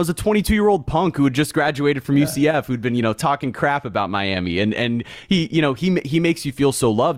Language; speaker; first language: English; native; English